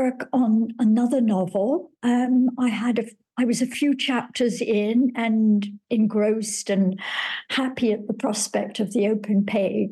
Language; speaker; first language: English; native; English